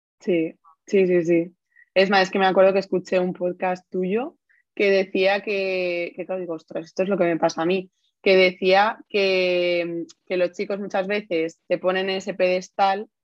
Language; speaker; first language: Spanish; native; Spanish